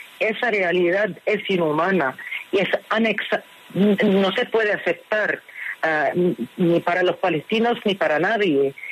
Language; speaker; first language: Spanish; non-native, learner; Arabic